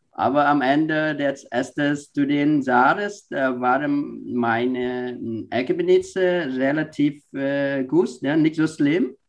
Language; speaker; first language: German; non-native, learner; Vietnamese